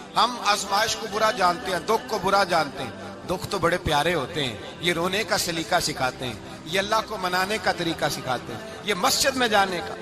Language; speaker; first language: Urdu; non-native, local second language; Punjabi